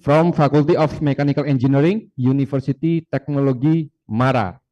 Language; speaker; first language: English; non-native, fluent; Indonesian